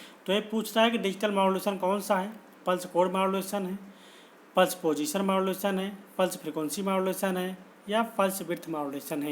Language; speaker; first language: Hindi; native; Hindi